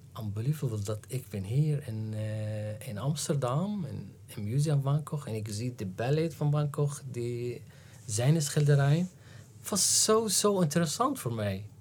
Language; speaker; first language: Dutch; non-native, learner; Arabic